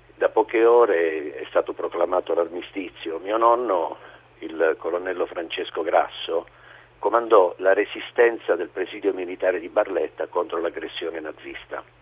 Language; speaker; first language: Italian; native; Italian